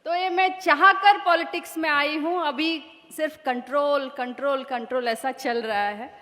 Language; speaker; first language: Hindi; non-native, local second language; Kannada